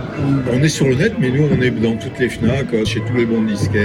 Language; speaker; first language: French; native; French